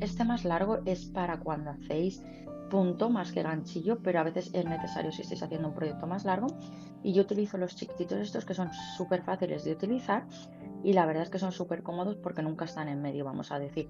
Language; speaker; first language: Spanish; native; Spanish